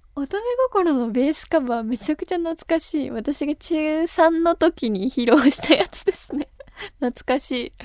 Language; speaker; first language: Japanese; native; Japanese